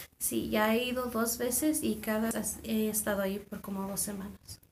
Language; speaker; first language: Spanish; non-native, fluent; English